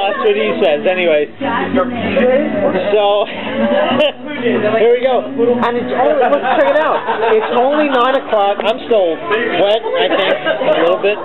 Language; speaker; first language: English; native; English